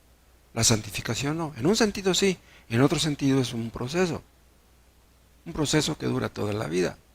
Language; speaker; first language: Spanish; native; Spanish